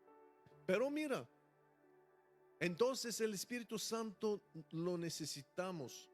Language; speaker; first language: Spanish; non-native, fluent; Bulgarian